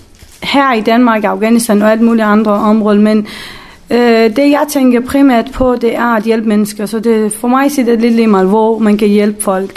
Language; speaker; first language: Danish; early bilingual, other home language; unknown